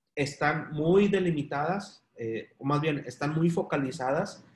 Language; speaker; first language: Spanish; native; Spanish